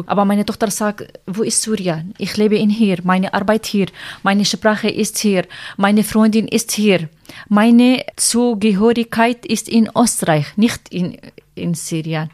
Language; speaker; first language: German; non-native, learner; Arabic